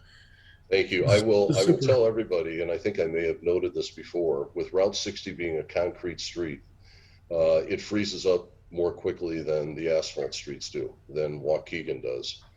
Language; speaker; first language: English; native; English